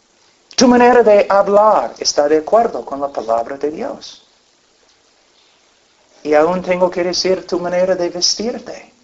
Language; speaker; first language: Spanish; non-native, fluent; English